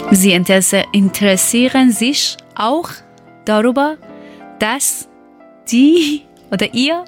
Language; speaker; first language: German; non-native, learner; Persian